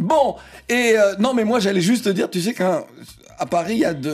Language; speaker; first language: French; native; French